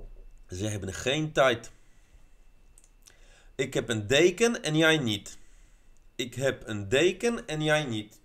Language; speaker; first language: Dutch; non-native, learner; Polish